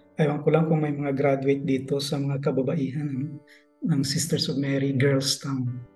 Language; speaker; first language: Filipino; non-native, local second language; Waray